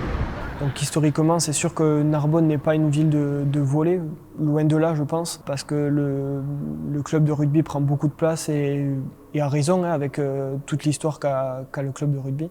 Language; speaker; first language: French; native; French